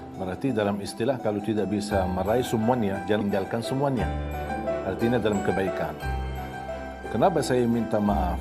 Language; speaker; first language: Indonesian; non-native, fluent; Arabic